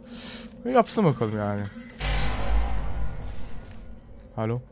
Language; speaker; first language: Turkish; early bilingual, heritage; Turkish